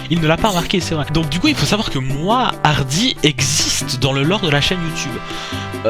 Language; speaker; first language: French; native; French